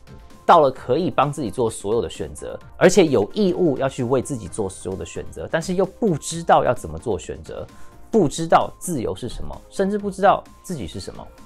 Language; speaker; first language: Chinese; native; Chinese